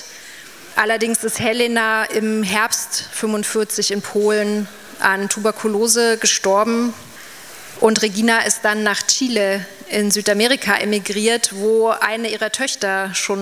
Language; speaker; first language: German; native; German